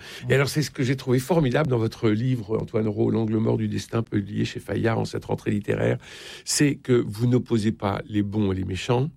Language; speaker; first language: French; native; French